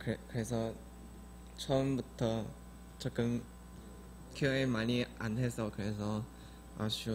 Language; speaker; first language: Korean; non-native, learner; Chinese